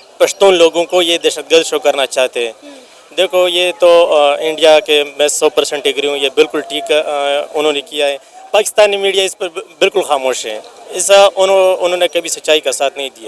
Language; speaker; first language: Hindi; non-native, local second language; Pashto